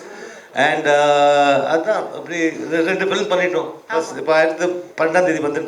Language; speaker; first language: Tamil; early bilingual, heritage; Tamil